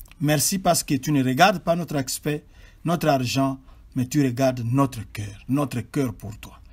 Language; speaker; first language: French; non-native, local second language; Swahili